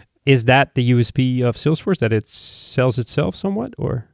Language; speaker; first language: English; non-native, fluent; Dutch